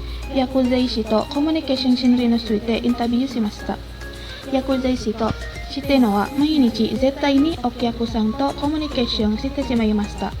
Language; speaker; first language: Japanese; non-native, learner; Indonesian